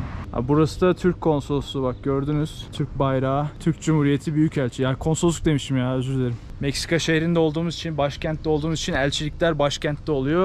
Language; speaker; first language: Turkish; native; Turkish